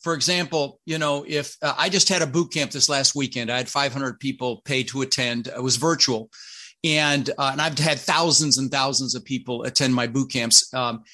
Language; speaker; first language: English; early bilingual, other home language; Dutch